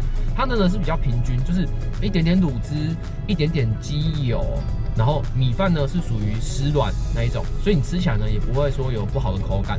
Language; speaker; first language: Chinese; native; Chinese